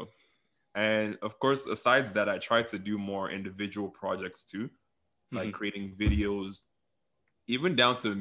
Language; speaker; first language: English; non-native, local second language; Yoruba